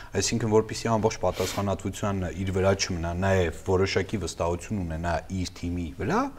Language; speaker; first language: Armenian; native; Armenian